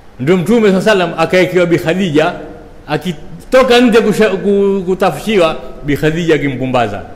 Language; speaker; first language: Swahili; native; Swahili